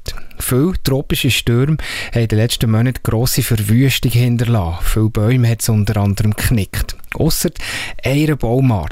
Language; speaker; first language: German; native; German